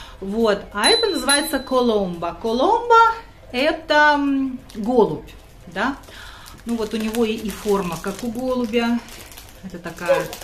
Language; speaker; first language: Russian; non-native, local second language; Latvian